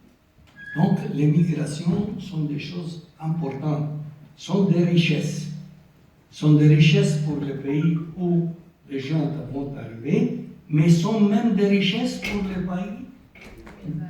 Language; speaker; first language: French; non-native, local second language; Italian